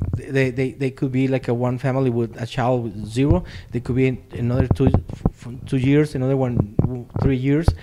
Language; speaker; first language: English; non-native, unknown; Spanish